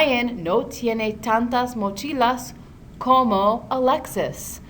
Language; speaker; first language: Spanish; non-native, learner; English